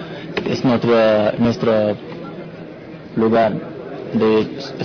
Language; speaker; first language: Spanish; non-native, fluent; Wolof